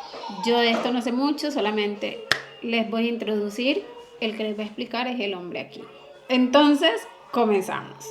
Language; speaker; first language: Spanish; native; Spanish